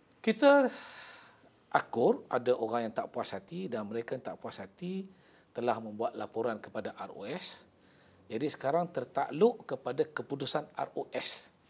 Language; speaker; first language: Malay; native; Malay